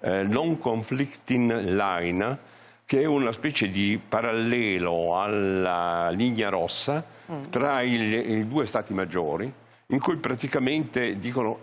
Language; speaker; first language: Italian; native; Italian